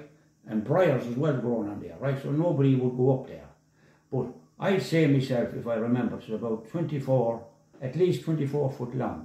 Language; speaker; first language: English; native; English